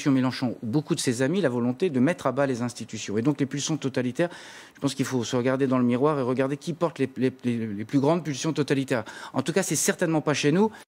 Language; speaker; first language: French; native; French